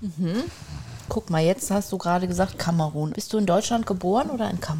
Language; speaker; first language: German; native; German